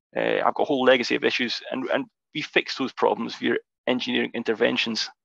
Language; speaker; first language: English; native; English